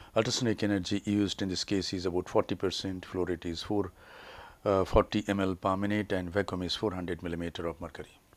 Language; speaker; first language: English; non-native, local second language; Bangla